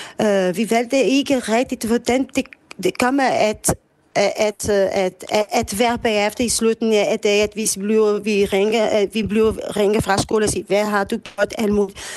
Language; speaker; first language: Danish; non-native, fluent; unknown